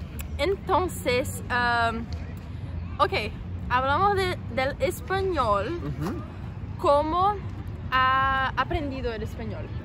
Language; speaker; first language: Spanish; non-native, learner; Portuguese